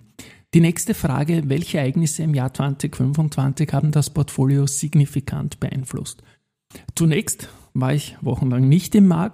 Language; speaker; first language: German; native; German